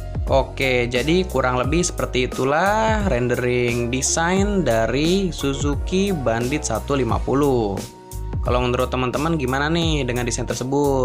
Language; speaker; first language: Indonesian; native; Indonesian